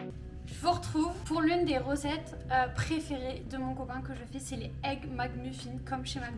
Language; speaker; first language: French; native; French